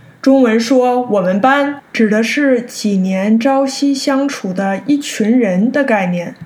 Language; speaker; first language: Chinese; early bilingual, heritage; Chinese